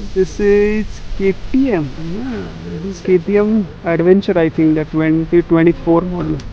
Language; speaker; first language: English; non-native, local second language; Marathi